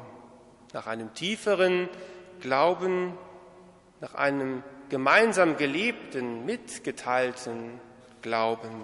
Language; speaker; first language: German; native; German